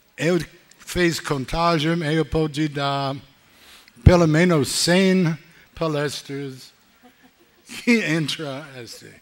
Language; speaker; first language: Portuguese; non-native, learner; English